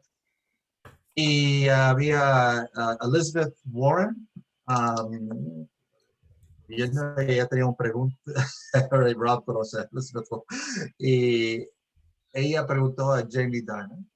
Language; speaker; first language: Spanish; early bilingual, heritage; Spanish